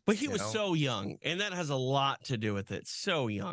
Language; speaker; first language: English; native; English